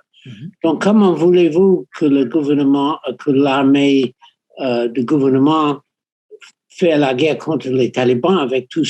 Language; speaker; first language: French; non-native, fluent; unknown